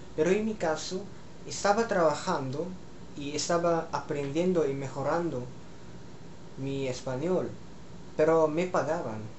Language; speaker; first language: Spanish; non-native, fluent; Filipino